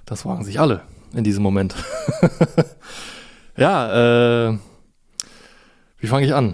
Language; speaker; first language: German; native; German